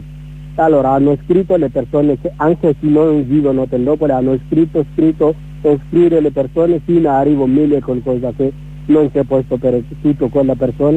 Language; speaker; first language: Italian; non-native, learner; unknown